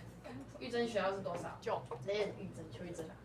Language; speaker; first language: Chinese; native; Chinese